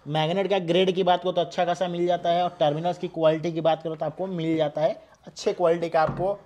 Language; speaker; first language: Hindi; native; Hindi